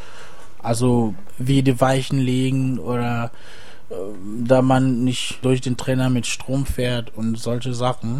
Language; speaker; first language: German; non-native, fluent; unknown